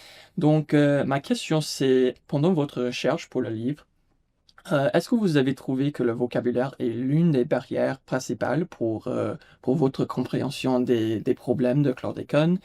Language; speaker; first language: French; non-native, fluent; English